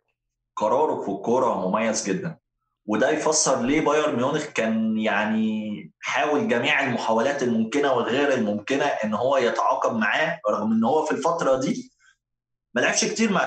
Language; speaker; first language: Arabic; native; Arabic